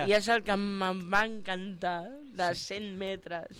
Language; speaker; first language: Catalan; non-native, local second language; Spanish